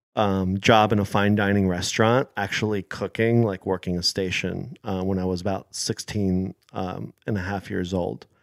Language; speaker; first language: English; early bilingual, other home language; Hebrew